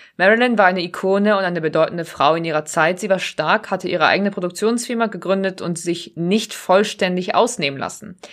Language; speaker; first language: German; early bilingual, other home language; Polish